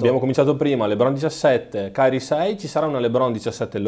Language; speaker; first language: Italian; native; Italian